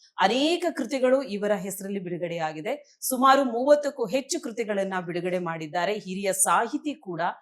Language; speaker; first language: Kannada; native; Kannada